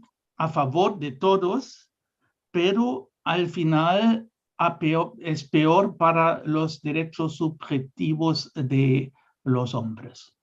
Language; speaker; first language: Spanish; non-native, fluent; German